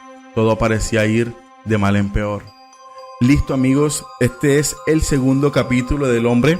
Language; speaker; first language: Spanish; native; Spanish